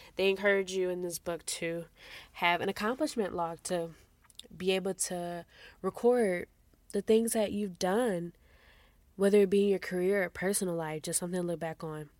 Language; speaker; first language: English; native; English